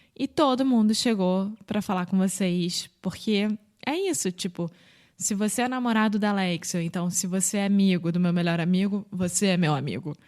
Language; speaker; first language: Portuguese; native; Portuguese